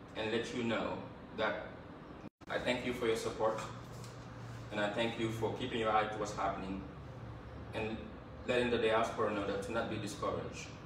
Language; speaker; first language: English; non-native, fluent; Wolof